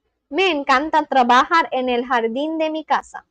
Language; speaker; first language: Spanish; non-native, learner; Bangla